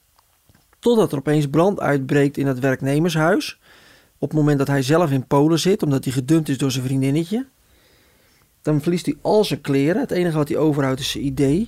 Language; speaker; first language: Dutch; native; Dutch